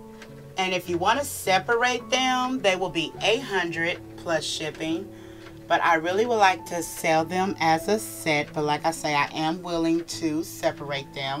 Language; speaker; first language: English; native; English